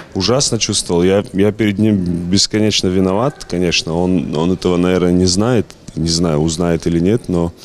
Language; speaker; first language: Russian; native; Russian